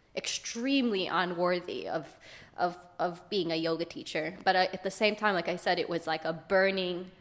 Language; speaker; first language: English; early bilingual, other home language; Hebrew